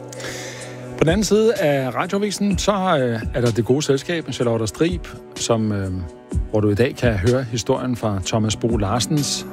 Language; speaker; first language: Danish; native; Danish